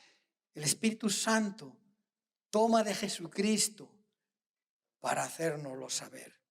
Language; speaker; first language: Spanish; native; Spanish